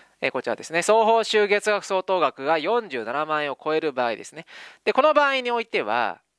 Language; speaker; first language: Japanese; native; Japanese